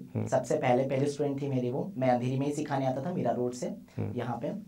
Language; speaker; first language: Hindi; native; Hindi